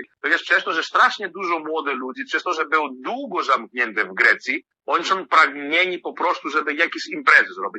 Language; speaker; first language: Polish; non-native, fluent; Greek